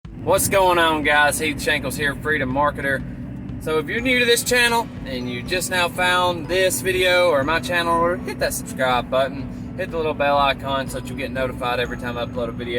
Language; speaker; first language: English; native; English